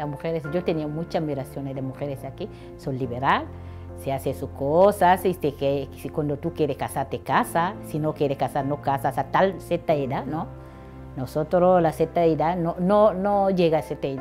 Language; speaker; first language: Spanish; non-native, learner; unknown